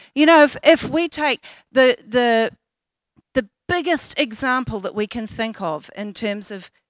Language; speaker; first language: English; native; English